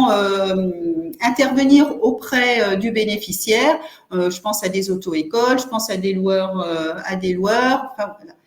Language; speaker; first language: French; native; French